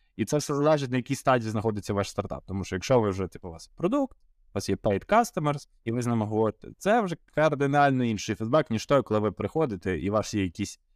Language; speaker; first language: Ukrainian; native; Ukrainian